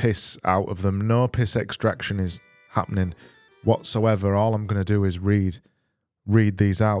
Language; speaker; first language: English; native; English